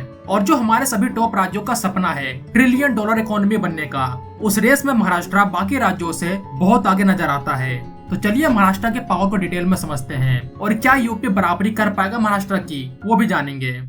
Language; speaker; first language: Hindi; native; Hindi